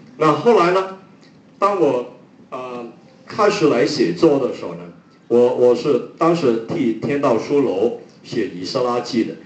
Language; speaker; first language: Chinese; non-native, local second language; Cantonese